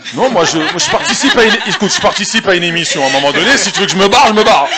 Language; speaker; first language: French; native; French